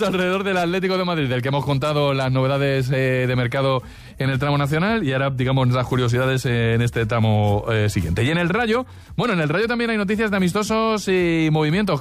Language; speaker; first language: Spanish; native; Spanish